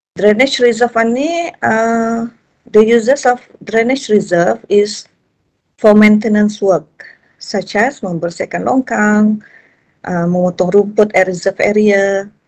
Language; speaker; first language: English; non-native, local second language; Malay